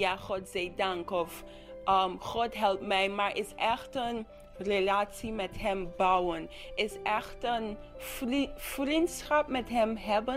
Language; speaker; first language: Dutch; non-native, local second language; English